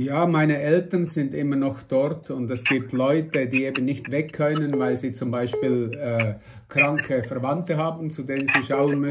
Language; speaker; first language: German; non-native, fluent; Russian